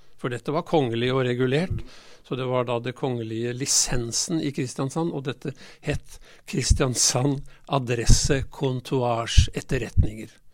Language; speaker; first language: Norwegian; native; Norwegian